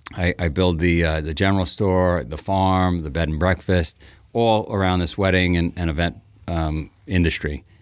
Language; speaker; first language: English; native; English